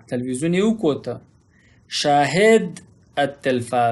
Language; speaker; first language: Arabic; non-native, fluent; Pashto